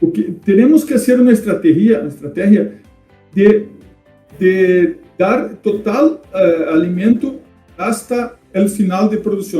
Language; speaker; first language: Spanish; non-native, fluent; Portuguese